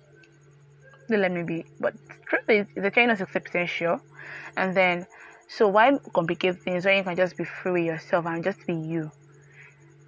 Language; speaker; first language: English; non-native, local second language; Yoruba